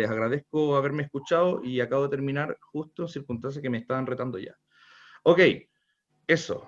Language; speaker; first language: Spanish; native; Spanish